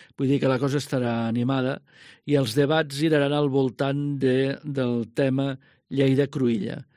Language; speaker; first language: Catalan; native; Catalan